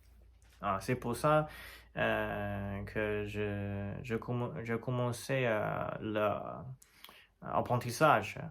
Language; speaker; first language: French; non-native, learner; Chinese